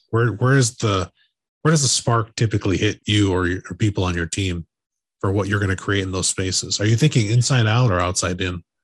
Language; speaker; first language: English; native; English